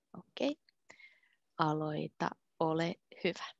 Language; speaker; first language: Finnish; native; Finnish